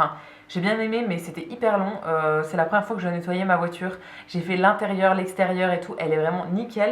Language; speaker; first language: French; native; French